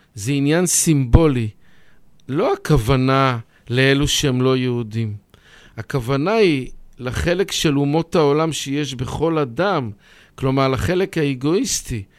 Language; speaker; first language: Hebrew; native; Hebrew